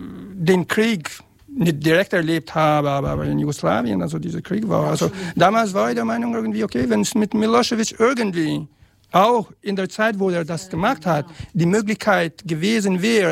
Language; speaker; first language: German; non-native, fluent; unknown